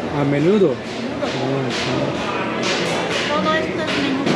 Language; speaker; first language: Spanish; non-native, learner; Korean